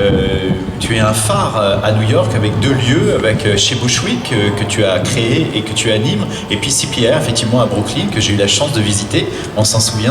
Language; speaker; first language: French; native; French